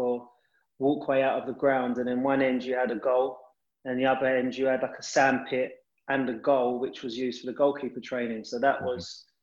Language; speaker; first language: English; native; English